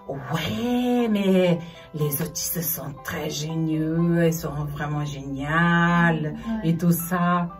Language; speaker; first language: French; non-native, fluent; Portuguese